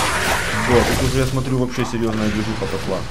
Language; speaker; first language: Russian; native; Russian